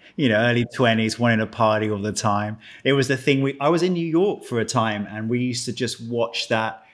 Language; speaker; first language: English; native; English